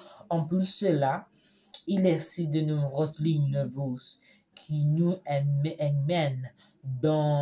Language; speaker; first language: French; non-native, learner; Spanish